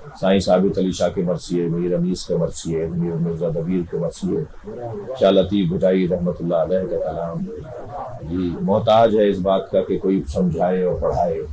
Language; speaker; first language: Urdu; native; Urdu